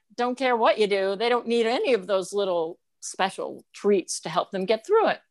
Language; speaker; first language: English; native; English